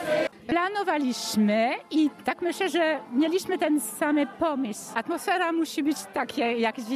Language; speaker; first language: Polish; early bilingual, heritage; French